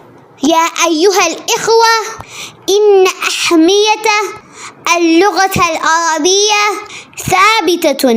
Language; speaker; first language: Arabic; non-native, learner; Malayalam